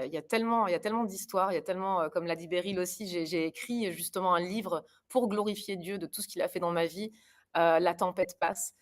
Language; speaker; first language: French; early bilingual, other home language; German